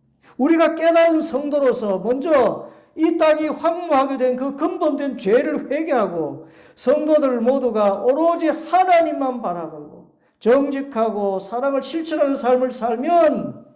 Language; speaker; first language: Korean; native; Korean